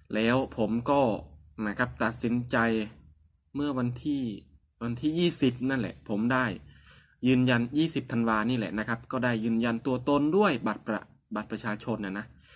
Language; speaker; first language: Thai; non-native, local second language; Northern Khmer